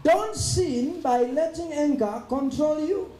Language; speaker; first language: English; non-native, local second language; Swahili